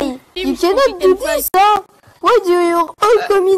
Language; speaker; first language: English; non-native, learner; French